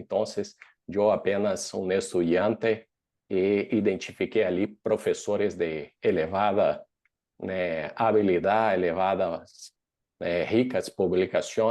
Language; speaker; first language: Spanish; non-native, fluent; Portuguese